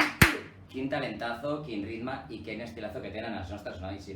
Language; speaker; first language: Catalan; native; Catalan